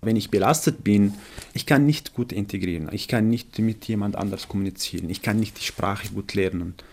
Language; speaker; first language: German; non-native, fluent; Arabic